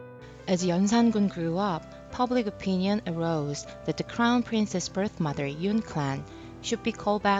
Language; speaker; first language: English; non-native, fluent; Korean